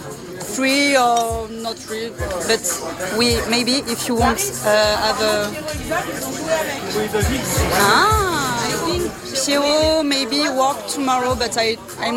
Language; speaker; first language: English; non-native, learner; French